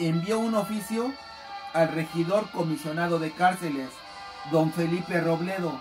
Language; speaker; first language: Spanish; native; Spanish